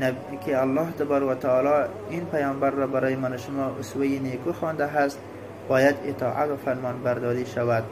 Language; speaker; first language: Persian; native; Persian